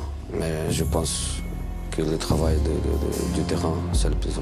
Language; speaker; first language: French; non-native, fluent; Portuguese